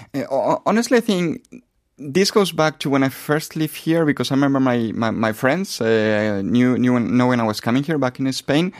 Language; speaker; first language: English; non-native, fluent; Spanish